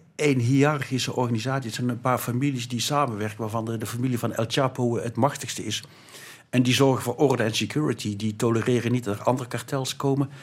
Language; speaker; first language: Dutch; native; Dutch